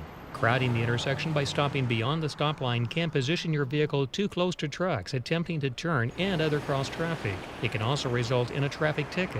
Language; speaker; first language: English; native; English